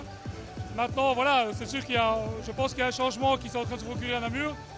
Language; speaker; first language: French; native; French